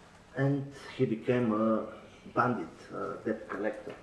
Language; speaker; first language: English; non-native, learner; Bulgarian